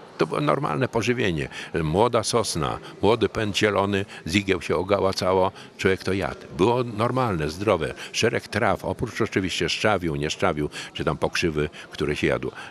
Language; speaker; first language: Polish; native; Polish